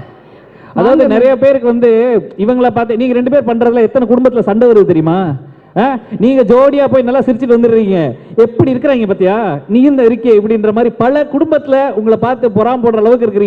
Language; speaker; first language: Tamil; native; Tamil